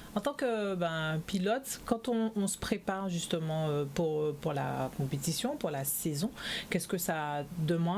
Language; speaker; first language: French; native; French